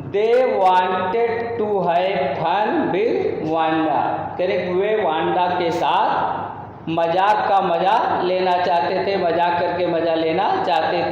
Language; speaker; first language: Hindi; native; Hindi